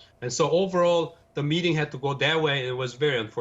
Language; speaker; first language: English; non-native, fluent; Korean